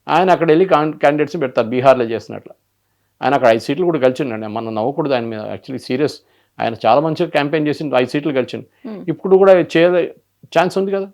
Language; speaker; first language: Telugu; non-native, local second language; Malayalam